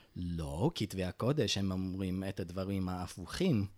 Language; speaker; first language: Hebrew; non-native, fluent; English